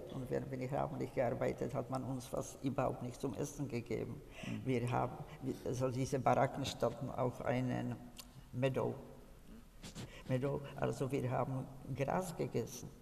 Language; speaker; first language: German; non-native, fluent; Czech